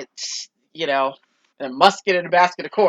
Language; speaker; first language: English; native; English